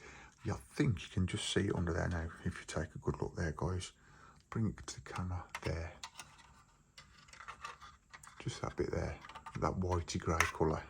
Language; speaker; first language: English; native; English